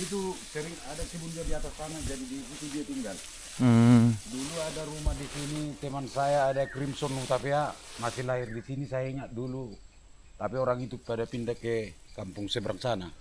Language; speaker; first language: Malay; non-native, local second language; Batak Toba